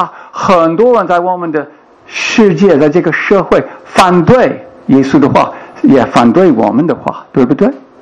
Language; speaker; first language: Chinese; non-native, fluent; English